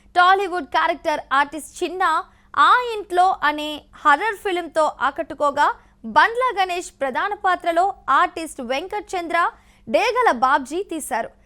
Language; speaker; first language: Telugu; native; Telugu